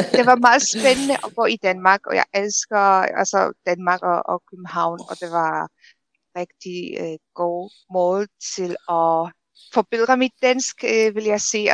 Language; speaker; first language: Danish; non-native, fluent; Polish